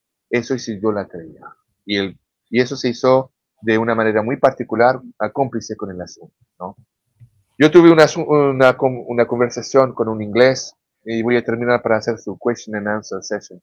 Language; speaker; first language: Spanish; non-native, fluent; French